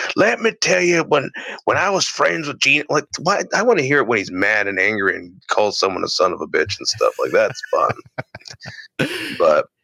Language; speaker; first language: English; early bilingual, other home language; Italian